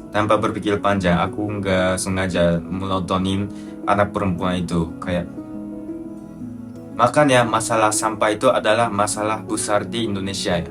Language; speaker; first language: Indonesian; non-native, fluent; Japanese